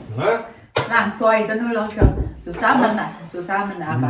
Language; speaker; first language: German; non-native, learner; Thai